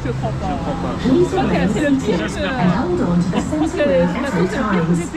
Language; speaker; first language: French; native; French